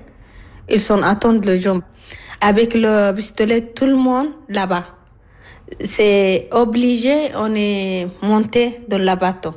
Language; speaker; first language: French; non-native, learner; Arabic